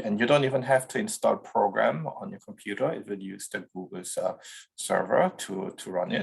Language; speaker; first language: English; non-native, fluent; Korean